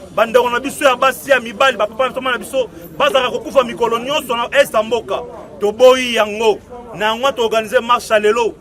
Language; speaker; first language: Lingala; non-native, local second language; Kongo